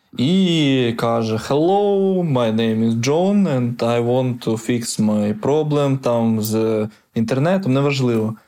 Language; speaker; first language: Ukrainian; non-native, local second language; Russian